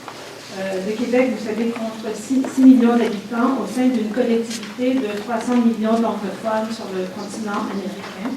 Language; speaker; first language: French; native; French